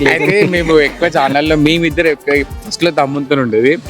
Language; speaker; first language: Telugu; native; Telugu